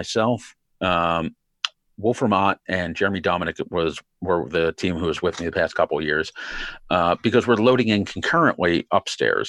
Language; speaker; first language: English; native; English